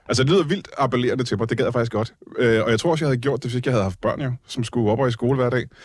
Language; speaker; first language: Danish; native; Danish